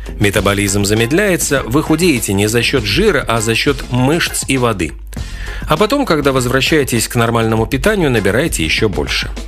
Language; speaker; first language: Russian; native; Russian